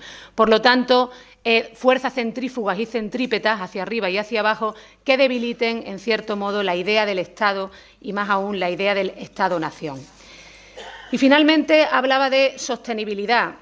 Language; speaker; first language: Spanish; native; Spanish